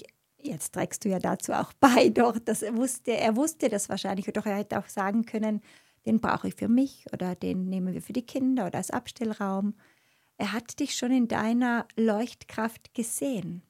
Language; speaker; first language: German; native; German